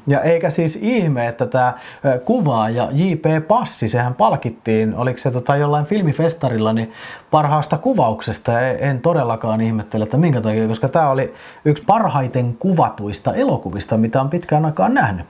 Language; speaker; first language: Finnish; native; Finnish